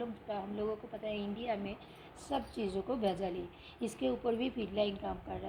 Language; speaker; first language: Hindi; non-native, local second language; Bangla